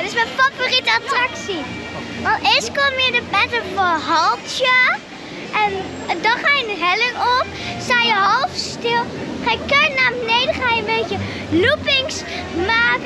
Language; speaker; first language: Dutch; native; Dutch